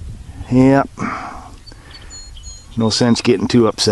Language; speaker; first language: English; native; English